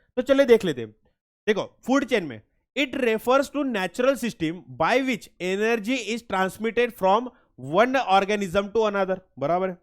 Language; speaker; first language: Hindi; non-native, local second language; Marathi